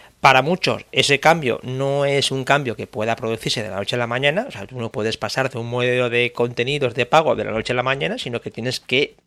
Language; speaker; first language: Spanish; native; Spanish